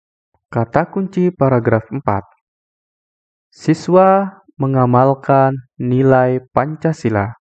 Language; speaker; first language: Indonesian; native; Indonesian